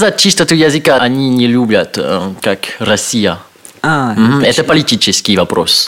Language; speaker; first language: Russian; non-native, learner; French